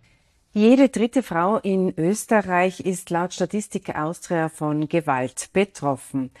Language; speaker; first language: German; native; German